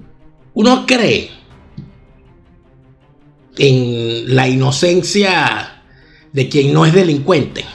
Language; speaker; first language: Spanish; native; Spanish